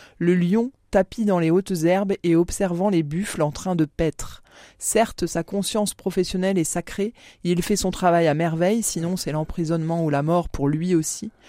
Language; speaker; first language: French; native; French